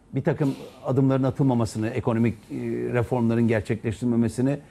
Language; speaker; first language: Turkish; native; Turkish